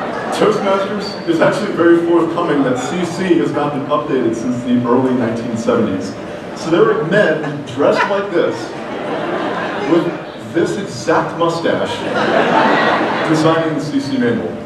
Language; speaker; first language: English; native; English